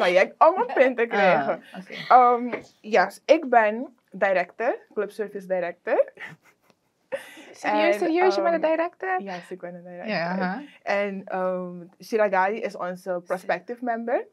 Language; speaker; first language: Dutch; native; Dutch